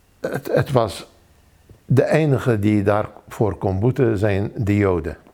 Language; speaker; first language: Dutch; non-native, fluent; Arabic